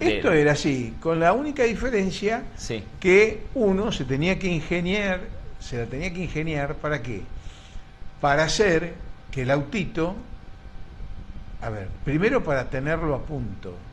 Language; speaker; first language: Spanish; native; Spanish